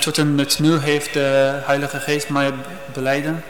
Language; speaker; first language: Dutch; non-native, learner; Persian